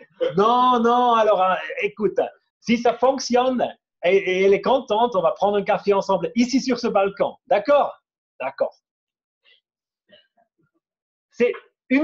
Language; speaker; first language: French; non-native, fluent; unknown